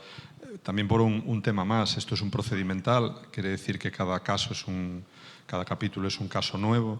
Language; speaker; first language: Spanish; native; Spanish